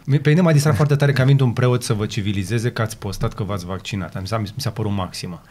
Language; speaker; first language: Romanian; native; Romanian